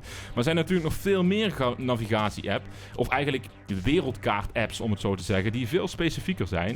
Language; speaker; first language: Dutch; native; Dutch